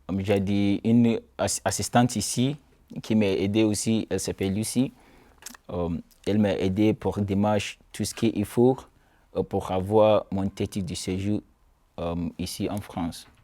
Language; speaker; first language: French; non-native, learner; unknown